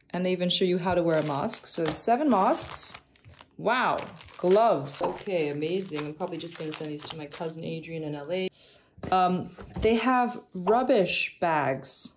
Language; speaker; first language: English; non-native, local second language; Cantonese